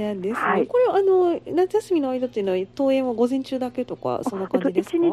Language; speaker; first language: Japanese; native; Japanese